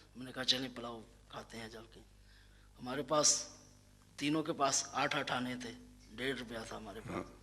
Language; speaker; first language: Urdu; non-native, local second language; Punjabi